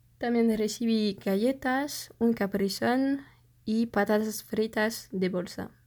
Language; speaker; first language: Spanish; non-native, fluent; French